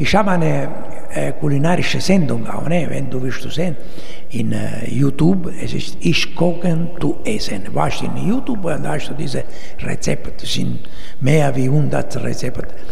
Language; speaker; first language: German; non-native, learner; Italian